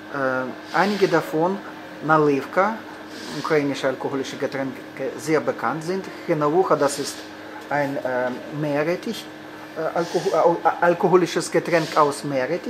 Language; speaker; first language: German; non-native, fluent; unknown